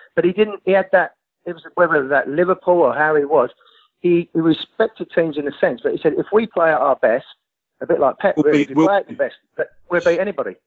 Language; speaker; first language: English; native; English